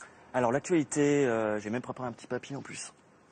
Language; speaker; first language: French; native; French